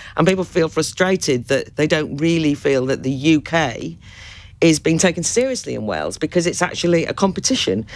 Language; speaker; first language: English; native; English